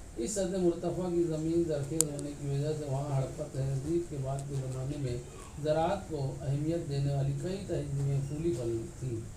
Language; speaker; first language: Urdu; native; Urdu